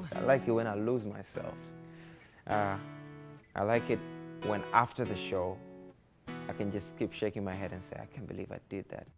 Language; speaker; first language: English; non-native, local second language; Ganda